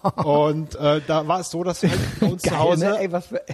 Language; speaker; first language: German; native; German